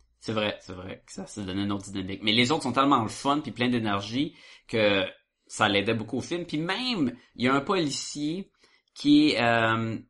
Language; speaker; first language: French; native; French